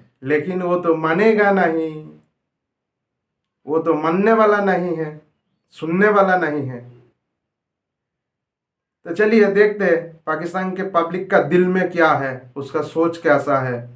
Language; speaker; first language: Hindi; non-native, local second language; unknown